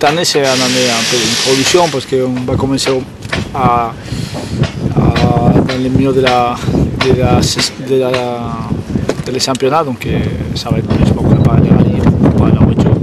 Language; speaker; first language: French; non-native, fluent; Spanish